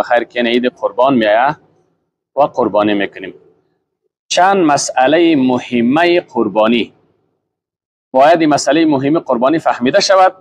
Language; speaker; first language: Persian; native; Persian